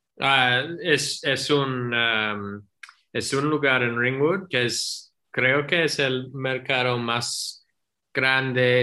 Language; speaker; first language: Spanish; non-native, learner; English